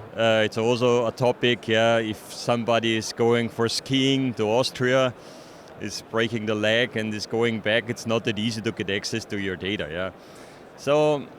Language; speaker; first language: English; non-native, fluent; German